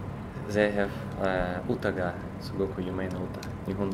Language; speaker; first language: Japanese; non-native, fluent; Russian